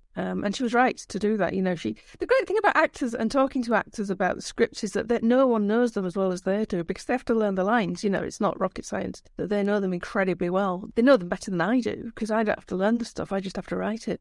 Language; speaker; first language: English; native; English